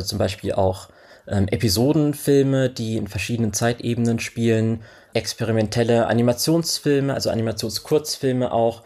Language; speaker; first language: German; native; German